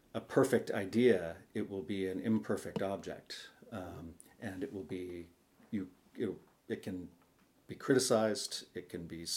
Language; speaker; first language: English; native; English